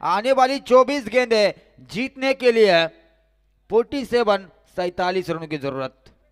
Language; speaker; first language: Hindi; non-native, local second language; Marathi